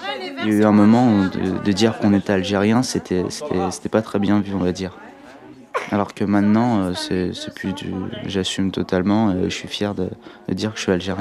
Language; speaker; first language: French; early bilingual, other home language; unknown